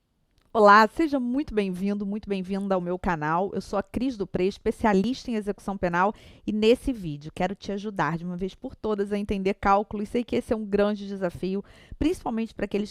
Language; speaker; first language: Portuguese; native; Portuguese